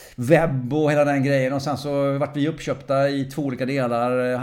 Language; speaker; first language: Swedish; early bilingual, other home language; English